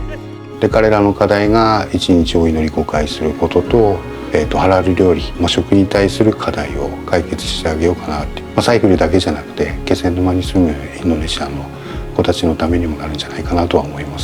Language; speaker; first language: Japanese; native; Japanese